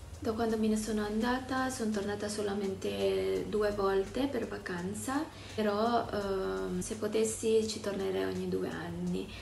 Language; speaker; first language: Italian; early bilingual, other home language; Filipino